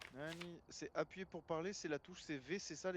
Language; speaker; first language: French; native; French